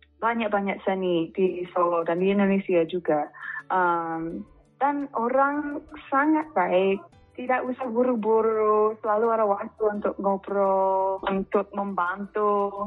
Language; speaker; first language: Indonesian; non-native, fluent; English